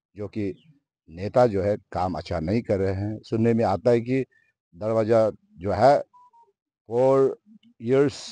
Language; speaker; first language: Hindi; non-native, local second language; Nyishi